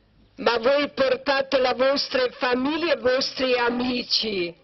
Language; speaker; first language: Italian; non-native, learner; Croatian